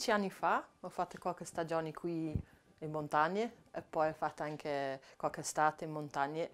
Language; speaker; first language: Italian; non-native, learner; English